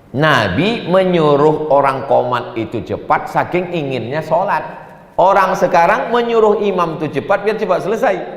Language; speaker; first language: Indonesian; native; Indonesian